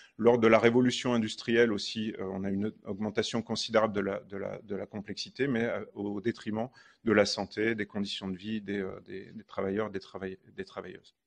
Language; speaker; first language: French; native; French